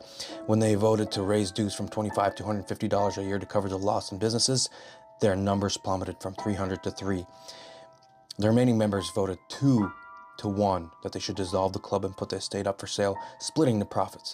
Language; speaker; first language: English; native; English